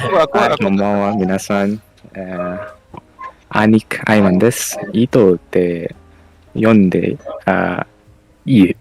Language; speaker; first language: Japanese; non-native, learner; Malay